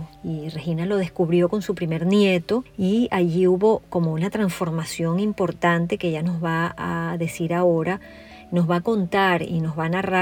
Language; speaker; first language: Spanish; native; Spanish